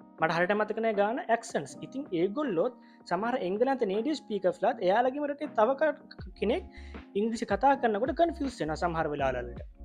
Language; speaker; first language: Sinhala; native; Sinhala